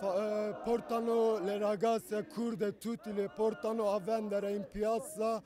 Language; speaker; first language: Italian; non-native, learner; Kurdish